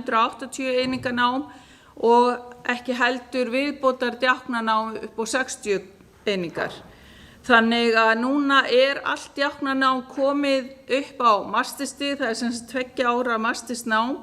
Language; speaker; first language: Icelandic; native; Icelandic